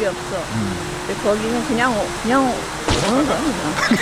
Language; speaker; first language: Korean; non-native, fluent; Filipino